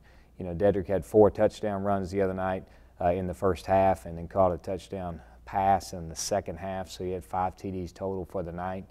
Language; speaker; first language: English; native; English